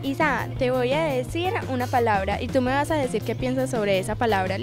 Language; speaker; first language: Spanish; native; Spanish